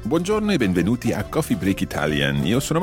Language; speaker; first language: Italian; non-native, fluent; English